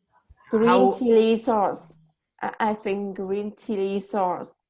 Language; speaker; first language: English; non-native, learner; Vietnamese